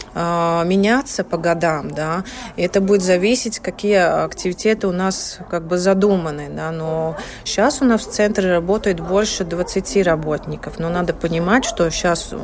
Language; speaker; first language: Russian; non-native, local second language; Latvian